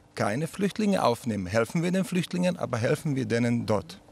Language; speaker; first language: German; non-native, fluent; Slovak